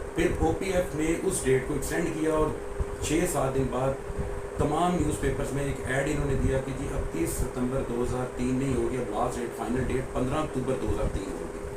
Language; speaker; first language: Urdu; early bilingual, heritage; Urdu